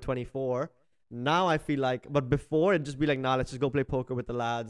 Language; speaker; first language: English; non-native, local second language; Hindi